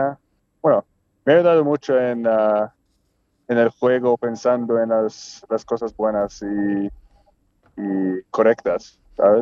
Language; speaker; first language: Spanish; non-native, fluent; Swedish